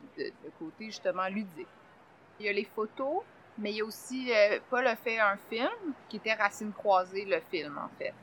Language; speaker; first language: French; native; French